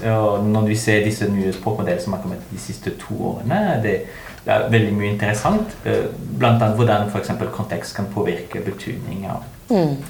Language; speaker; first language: Norwegian; non-native, fluent; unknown